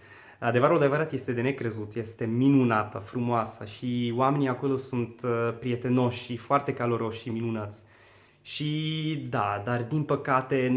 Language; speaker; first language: Romanian; non-native, learner; Arabic